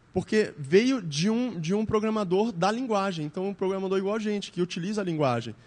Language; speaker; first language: Portuguese; native; Portuguese